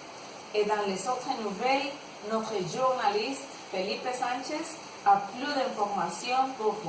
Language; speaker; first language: French; non-native, learner; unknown